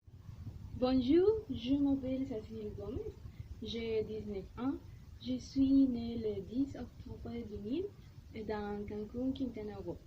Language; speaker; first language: French; non-native, learner; Spanish